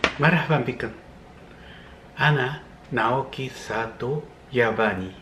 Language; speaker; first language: Arabic; non-native, fluent; Japanese